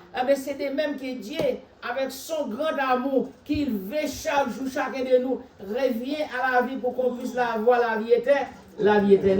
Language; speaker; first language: French; non-native, local second language; Haitian Creole